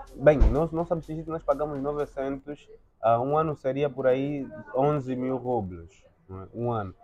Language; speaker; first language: Portuguese; native; Portuguese